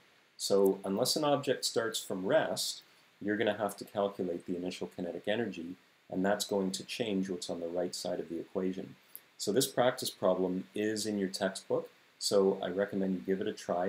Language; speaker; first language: English; native; English